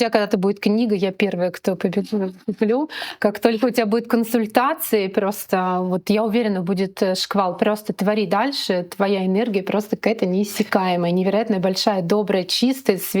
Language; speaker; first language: Russian; native; Russian